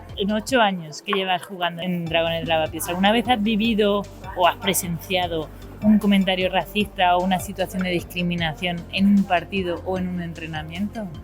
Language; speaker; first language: Spanish; native; Spanish